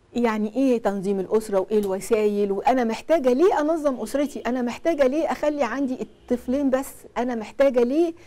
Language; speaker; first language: Arabic; native; Arabic